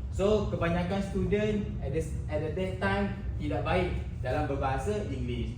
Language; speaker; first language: Malay; native; Malay